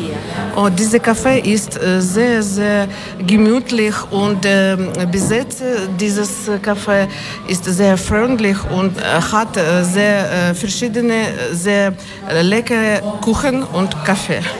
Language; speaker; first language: German; non-native, learner; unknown